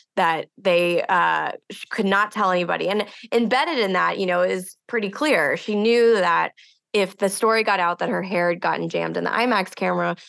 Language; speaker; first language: English; native; English